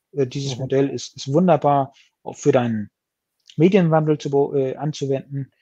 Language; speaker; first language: German; non-native, fluent; Danish